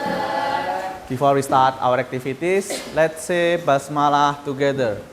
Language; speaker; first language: English; non-native, learner; Indonesian